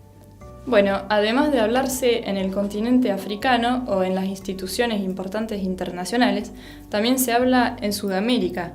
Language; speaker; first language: Spanish; non-native, fluent; French